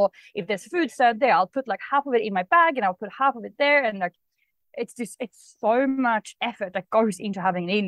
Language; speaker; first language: English; non-native, fluent; Swedish